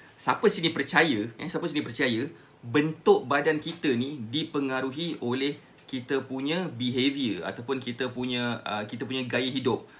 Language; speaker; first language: Malay; native; Malay